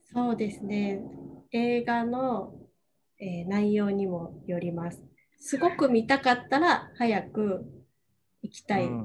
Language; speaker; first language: Japanese; non-native, fluent; Indonesian